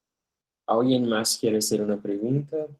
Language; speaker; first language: Spanish; non-native, fluent; Portuguese